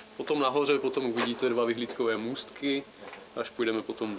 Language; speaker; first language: Czech; native; Czech